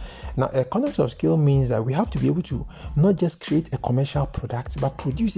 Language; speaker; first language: English; non-native, local second language; Akan